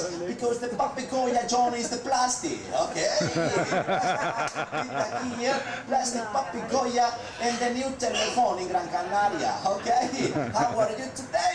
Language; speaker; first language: English; non-native, learner; Spanish